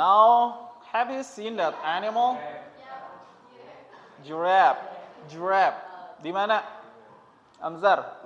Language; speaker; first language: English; non-native, learner; Indonesian